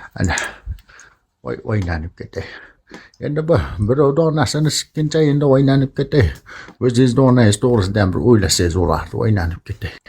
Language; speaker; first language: Uzbek; native; Uzbek